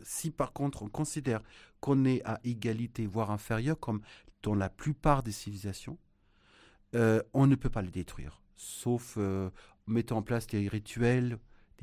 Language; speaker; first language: French; non-native, fluent; German